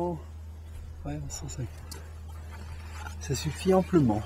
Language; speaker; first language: French; native; French